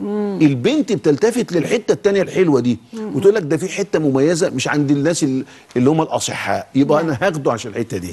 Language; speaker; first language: Arabic; native; Arabic